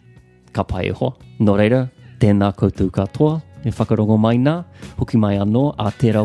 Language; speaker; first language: Māori; non-native, local second language; English